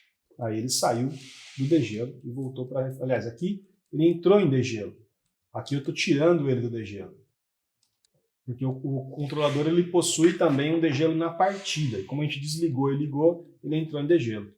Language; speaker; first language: Portuguese; native; Portuguese